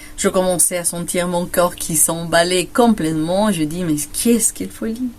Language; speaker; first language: French; non-native, fluent; Spanish